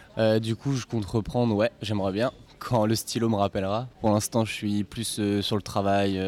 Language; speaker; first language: French; native; French